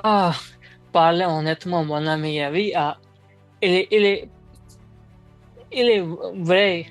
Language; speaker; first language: French; non-native, learner; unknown